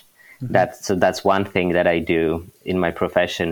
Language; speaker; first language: English; non-native, fluent; Polish